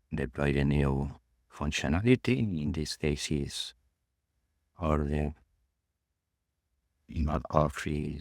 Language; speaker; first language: English; non-native, fluent; Spanish